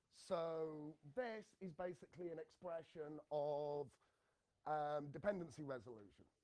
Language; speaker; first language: English; native; English